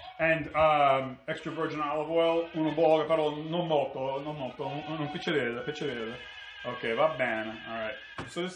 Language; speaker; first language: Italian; early bilingual, heritage; English